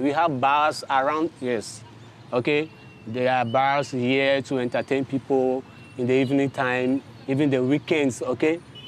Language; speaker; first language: English; non-native, fluent; Ewe